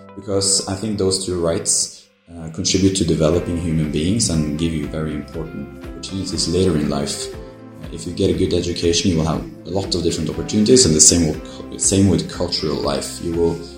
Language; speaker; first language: English; non-native, fluent; Norwegian